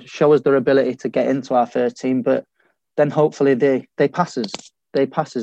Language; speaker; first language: English; native; English